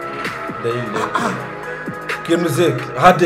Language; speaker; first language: Turkish; non-native, learner; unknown